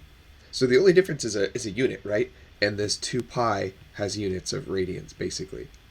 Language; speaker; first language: English; native; English